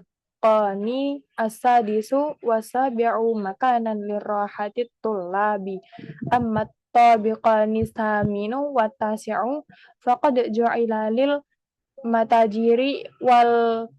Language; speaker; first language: Arabic; non-native, learner; Indonesian